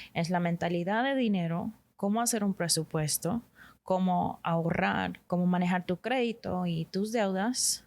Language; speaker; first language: Spanish; early bilingual, heritage; Spanish